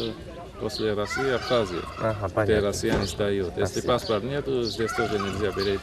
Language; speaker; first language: Russian; non-native, fluent; Georgian